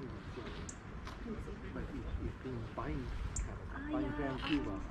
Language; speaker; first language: German; early bilingual, heritage; German